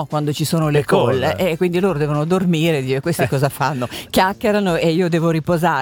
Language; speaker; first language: Italian; native; Italian